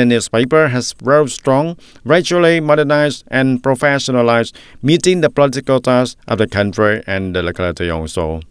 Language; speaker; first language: English; non-native, fluent; Vietnamese